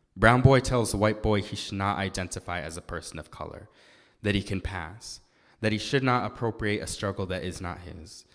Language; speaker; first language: English; native; English